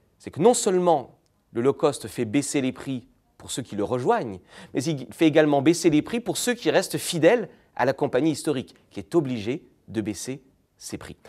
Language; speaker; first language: French; native; French